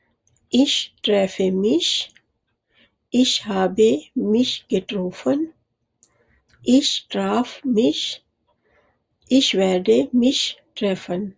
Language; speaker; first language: German; non-native, fluent; Urdu